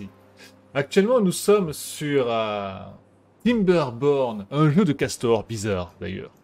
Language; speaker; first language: French; native; French